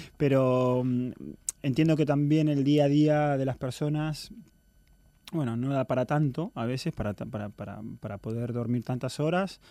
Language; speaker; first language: Spanish; native; Spanish